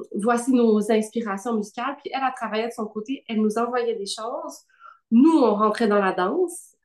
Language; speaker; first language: French; native; French